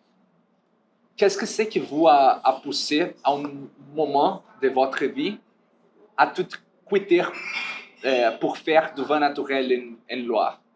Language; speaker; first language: French; non-native, learner; Portuguese